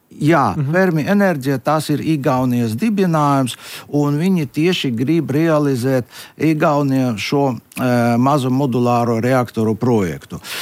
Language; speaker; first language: Latvian; non-native, local second language; Russian